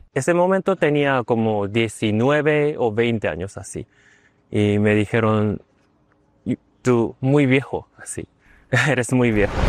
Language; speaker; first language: Spanish; non-native, learner; Korean